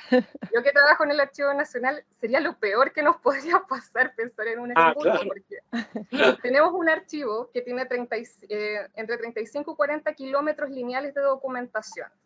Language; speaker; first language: Spanish; native; Spanish